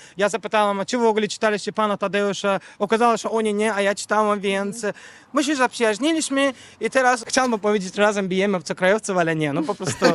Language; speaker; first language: Polish; non-native, fluent; Azerbaijani